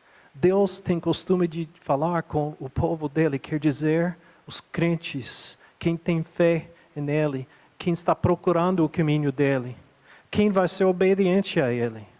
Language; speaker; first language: Portuguese; non-native, fluent; English